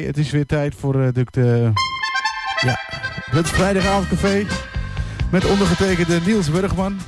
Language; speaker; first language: Dutch; native; Dutch